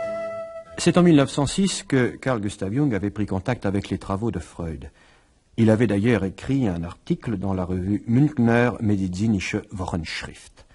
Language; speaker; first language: French; native; French